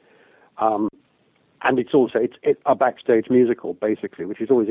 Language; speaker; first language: English; native; English